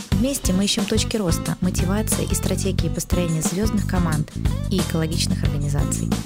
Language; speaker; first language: Russian; native; Russian